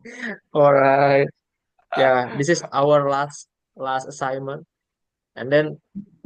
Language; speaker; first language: English; non-native, learner; Indonesian